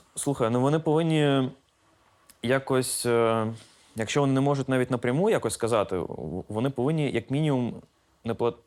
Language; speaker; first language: Ukrainian; non-native, local second language; Russian